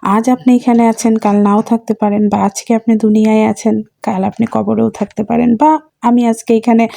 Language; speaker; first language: Bangla; non-native, local second language; Sylheti